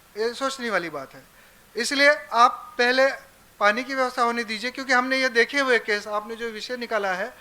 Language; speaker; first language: Hindi; non-native, local second language; Marathi